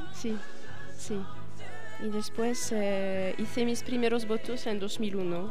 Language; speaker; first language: Spanish; non-native, fluent; French